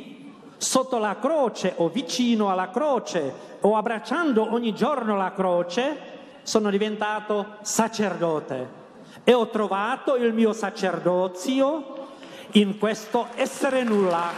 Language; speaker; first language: Italian; non-native, fluent; Czech